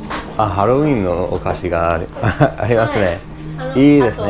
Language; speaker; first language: Japanese; non-native, learner; English